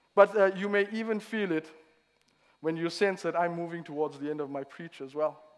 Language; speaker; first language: English; native; English